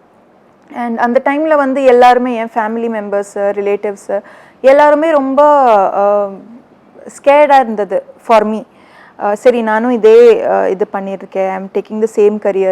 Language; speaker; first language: Tamil; early bilingual, heritage; Tamil